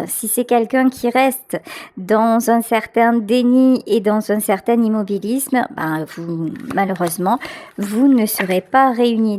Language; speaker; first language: French; native; French